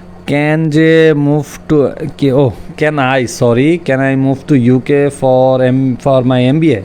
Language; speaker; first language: English; non-native, local second language; Bangla